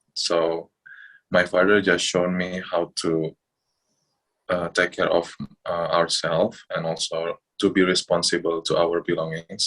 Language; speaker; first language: English; non-native, fluent; Indonesian